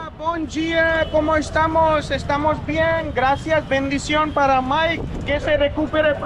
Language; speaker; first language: Portuguese; non-native, learner; Hindi